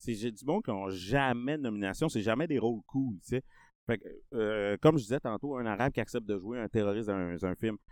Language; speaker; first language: French; native; French